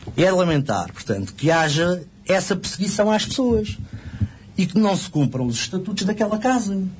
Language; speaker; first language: Portuguese; native; Portuguese